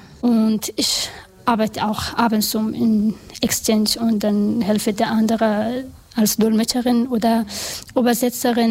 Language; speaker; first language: German; non-native, learner; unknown